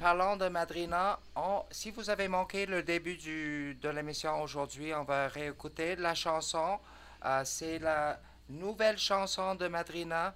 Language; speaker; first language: French; non-native, learner; English